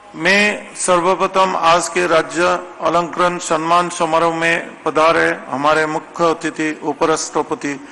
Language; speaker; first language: Hindi; non-native, local second language; Assamese